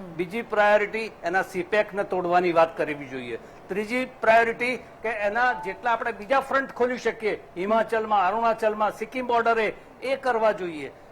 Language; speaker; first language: Gujarati; native; Gujarati